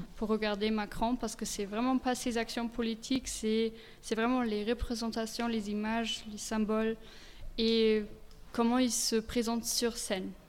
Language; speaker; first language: French; non-native, fluent; German